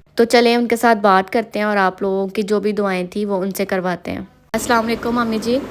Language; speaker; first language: Urdu; non-native, local second language; Punjabi